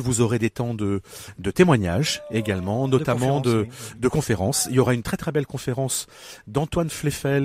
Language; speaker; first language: French; native; French